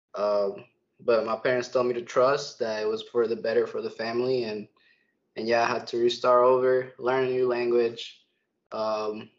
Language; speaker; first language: English; early bilingual, other home language; Spanish